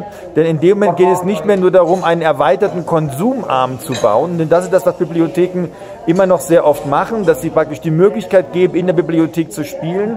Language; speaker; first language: German; native; German